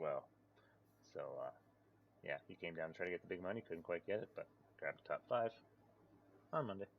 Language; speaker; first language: English; native; English